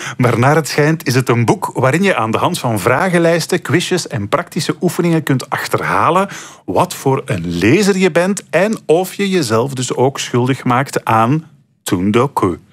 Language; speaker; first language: Dutch; native; Dutch